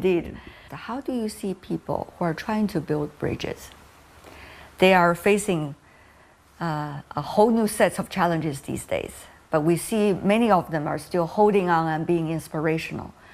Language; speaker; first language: English; non-native, fluent; Chinese